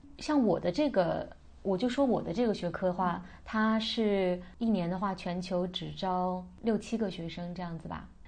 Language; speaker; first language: Chinese; native; Chinese